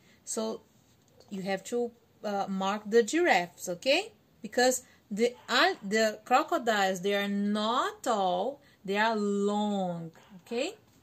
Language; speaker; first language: English; non-native, fluent; Portuguese